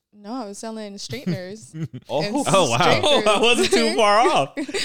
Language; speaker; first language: English; native; English